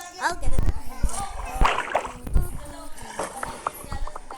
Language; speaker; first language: English; non-native, local second language; Filipino